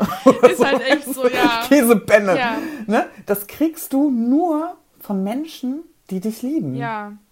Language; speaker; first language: German; early bilingual, other home language; Polish